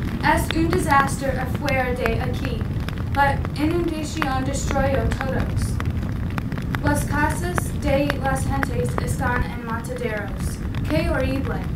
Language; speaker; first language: Spanish; non-native, learner; English